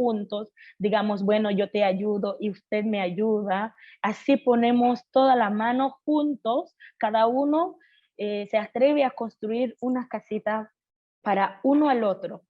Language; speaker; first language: Spanish; non-native, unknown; Haitian Creole